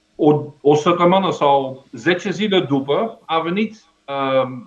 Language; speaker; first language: Romanian; non-native, fluent; Dutch